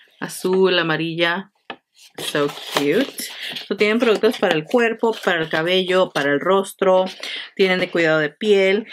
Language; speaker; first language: Spanish; early bilingual, heritage; Spanish